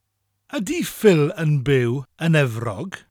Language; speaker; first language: Welsh; non-native, fluent; English